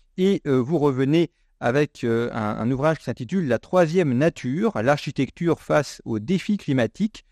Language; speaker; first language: French; native; French